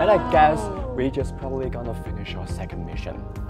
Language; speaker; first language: English; non-native, fluent; Chinese